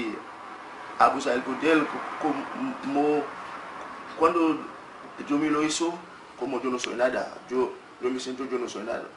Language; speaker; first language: Spanish; non-native, learner; Haitian Creole